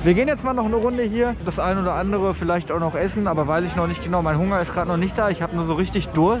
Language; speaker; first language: German; native; German